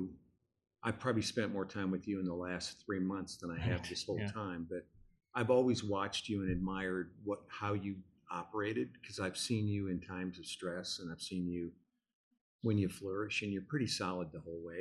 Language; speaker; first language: English; native; English